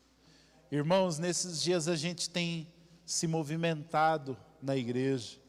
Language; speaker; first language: Portuguese; native; Portuguese